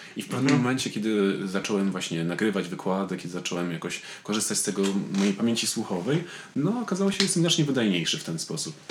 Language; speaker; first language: Polish; native; Polish